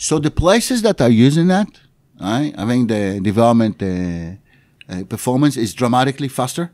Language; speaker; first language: English; non-native, fluent; Hebrew